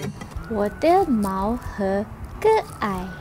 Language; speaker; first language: Chinese; non-native, learner; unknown